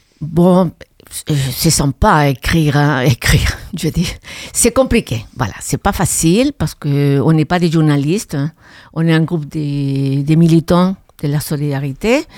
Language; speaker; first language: French; non-native, fluent; Spanish